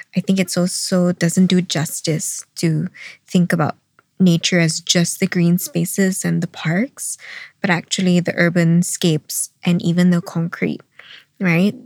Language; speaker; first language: English; non-native, local second language; Filipino